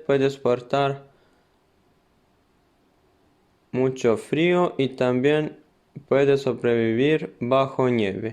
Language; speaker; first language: Spanish; non-native, fluent; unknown